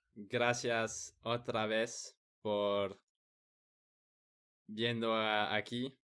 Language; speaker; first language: Spanish; non-native, learner; English